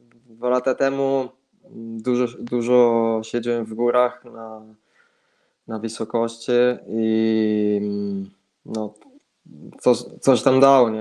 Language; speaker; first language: Polish; non-native, fluent; Italian